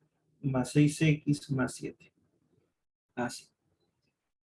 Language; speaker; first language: Spanish; native; Spanish